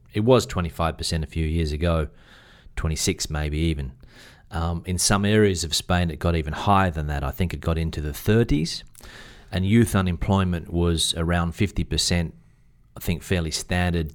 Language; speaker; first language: English; native; English